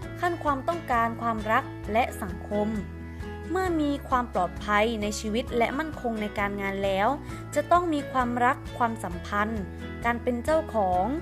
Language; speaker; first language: Thai; native; Thai